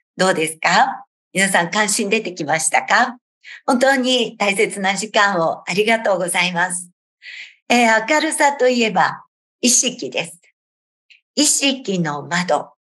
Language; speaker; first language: Japanese; native; Japanese